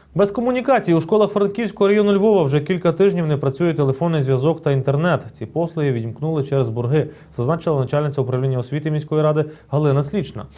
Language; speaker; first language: Ukrainian; native; Ukrainian